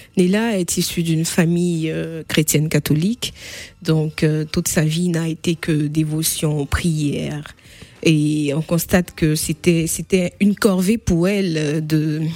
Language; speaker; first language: French; native; French